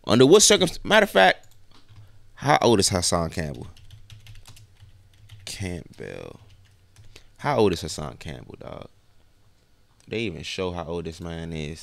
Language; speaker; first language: English; native; English